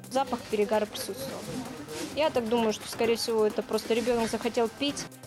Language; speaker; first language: Russian; native; Russian